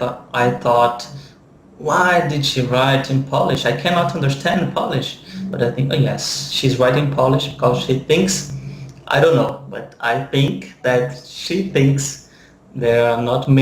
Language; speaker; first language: English; non-native, fluent; Portuguese